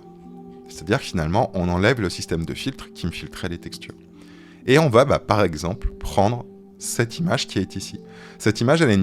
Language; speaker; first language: French; native; French